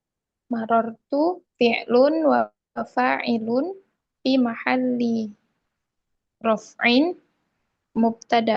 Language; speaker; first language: Arabic; non-native, learner; Indonesian